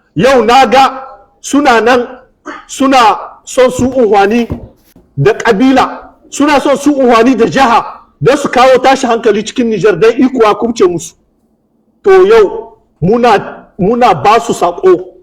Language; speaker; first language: Hausa; native; Hausa